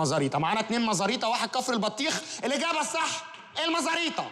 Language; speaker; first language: Arabic; native; Arabic